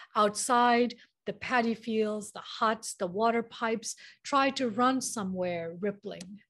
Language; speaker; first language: English; non-native, local second language; Manipuri